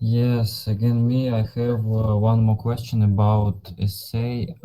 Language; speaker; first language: English; non-native, learner; Russian